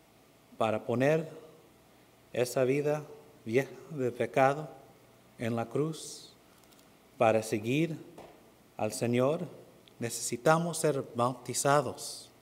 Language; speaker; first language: Spanish; non-native, fluent; English